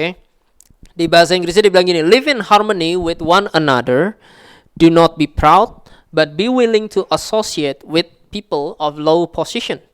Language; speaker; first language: English; non-native, local second language; Indonesian